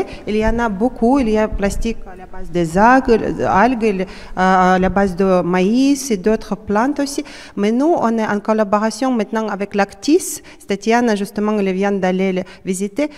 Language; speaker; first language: French; non-native, fluent; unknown